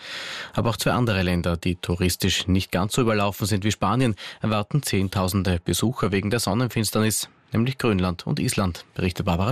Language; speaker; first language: German; native; German